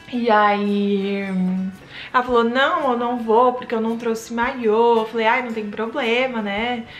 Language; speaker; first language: Portuguese; native; Portuguese